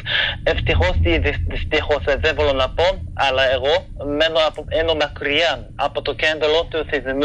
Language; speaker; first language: Greek; non-native, fluent; Japanese